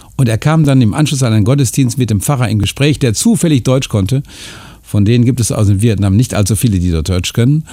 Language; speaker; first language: German; native; German